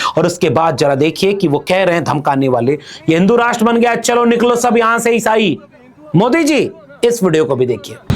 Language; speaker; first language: Hindi; native; Hindi